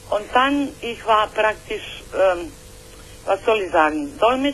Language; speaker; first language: German; non-native, learner; Croatian